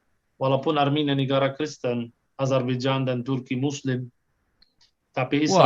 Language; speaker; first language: Indonesian; non-native, fluent; Arabic